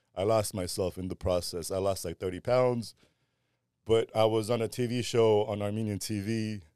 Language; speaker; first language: English; early bilingual, other home language; Armenian